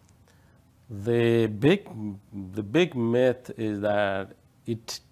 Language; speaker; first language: English; non-native, local second language; Odia